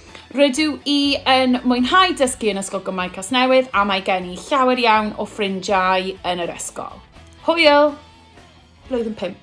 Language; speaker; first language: Welsh; native; Welsh